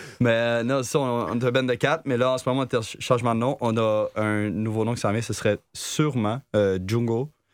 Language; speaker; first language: French; native; French